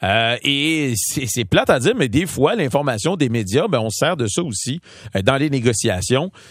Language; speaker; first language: French; native; French